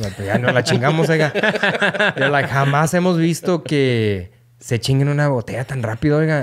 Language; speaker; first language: Spanish; early bilingual, other home language; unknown